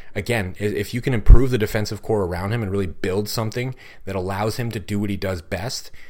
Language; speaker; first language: English; native; English